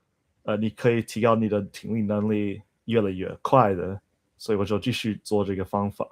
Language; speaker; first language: Chinese; non-native, learner; English